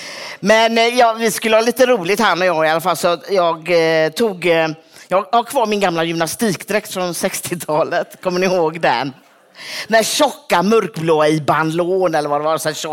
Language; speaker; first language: Swedish; native; Swedish